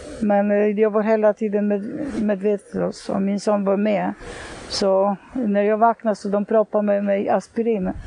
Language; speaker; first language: Swedish; non-native, fluent; Polish